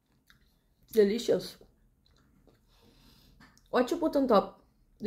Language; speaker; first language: English; non-native, learner; Portuguese